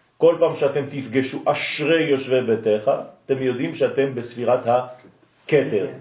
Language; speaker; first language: Hebrew; non-native, fluent; French